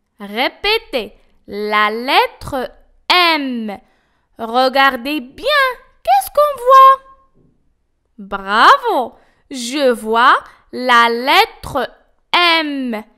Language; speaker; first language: French; non-native, local second language; Arabic